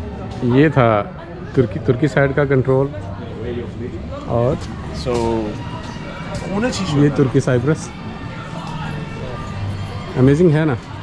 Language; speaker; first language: Hindi; native; Hindi